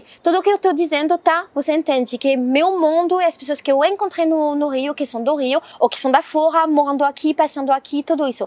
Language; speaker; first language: Portuguese; non-native, learner; French